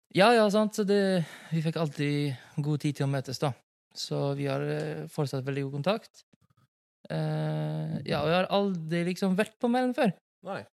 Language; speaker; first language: Norwegian; non-native, fluent; Polish